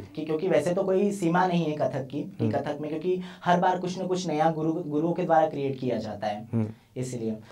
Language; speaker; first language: Hindi; native; Hindi